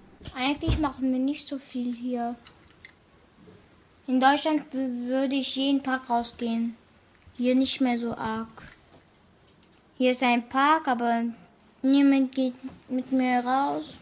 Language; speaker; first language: German; early bilingual, other home language; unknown